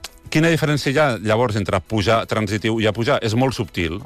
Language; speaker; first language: Catalan; native; Catalan